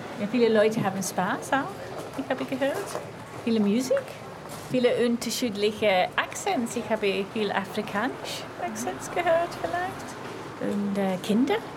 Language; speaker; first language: German; non-native, learner; English